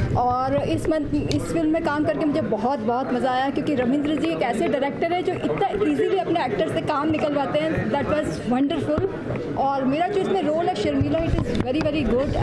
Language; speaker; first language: Hindi; native; Hindi